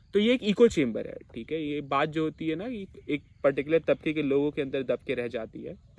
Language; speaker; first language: Hindi; non-native, local second language; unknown